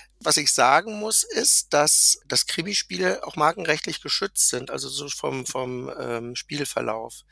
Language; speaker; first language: German; native; German